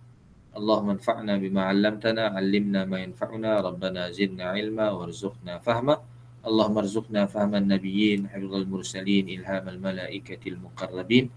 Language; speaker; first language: Arabic; non-native, fluent; Malay